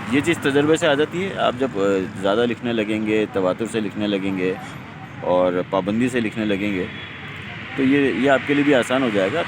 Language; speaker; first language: Urdu; non-native, local second language; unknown